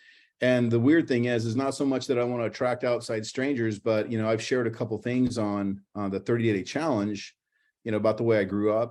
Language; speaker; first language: English; native; English